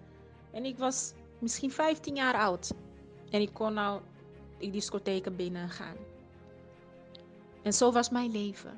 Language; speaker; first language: Dutch; non-native, fluent; Portuguese